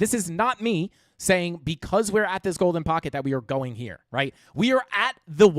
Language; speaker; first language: English; native; English